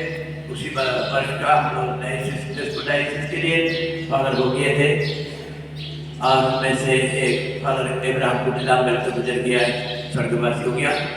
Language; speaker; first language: Hindi; non-native, local second language; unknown